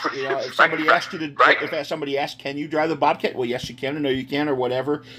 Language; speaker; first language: English; native; English